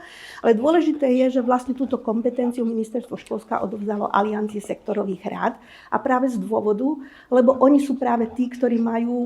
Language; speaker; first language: Slovak; native; Slovak